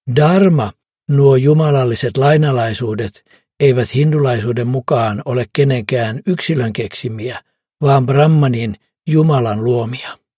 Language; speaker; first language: Finnish; native; Finnish